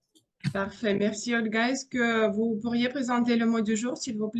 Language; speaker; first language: French; non-native, fluent; Russian